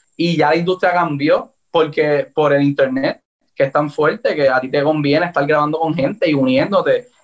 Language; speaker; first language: Spanish; native; Spanish